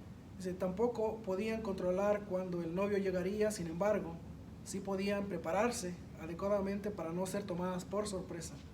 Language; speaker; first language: Spanish; native; Spanish